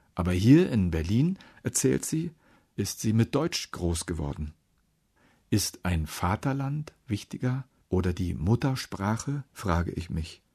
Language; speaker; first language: German; native; German